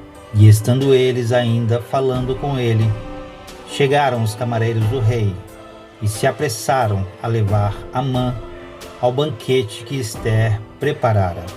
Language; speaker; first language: Portuguese; native; Portuguese